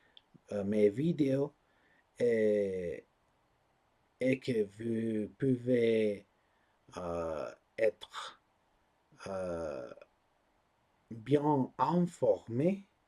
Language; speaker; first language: French; non-native, learner; English